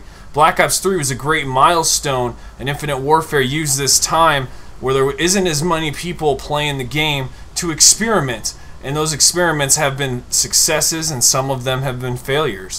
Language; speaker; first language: English; native; English